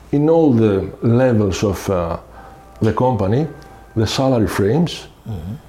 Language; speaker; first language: English; non-native, fluent; Greek